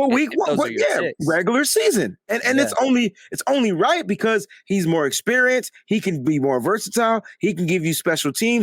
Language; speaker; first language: English; native; English